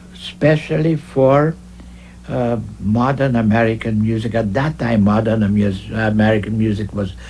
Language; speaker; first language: English; non-native, fluent; Russian